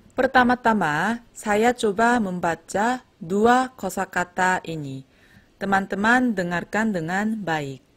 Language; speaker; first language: Indonesian; non-native, fluent; Korean